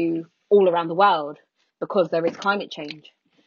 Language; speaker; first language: English; native; English